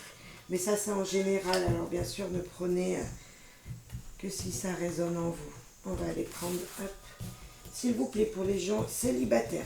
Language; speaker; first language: French; native; French